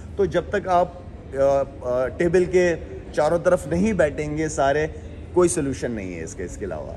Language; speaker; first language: Urdu; non-native, local second language; Pashto